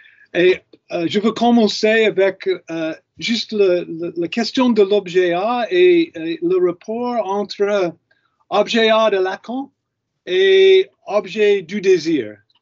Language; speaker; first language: French; non-native, fluent; English